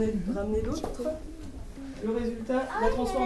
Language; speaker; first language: French; native; French